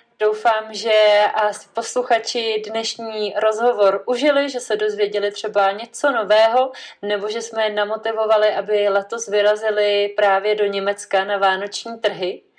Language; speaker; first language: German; non-native, fluent; Czech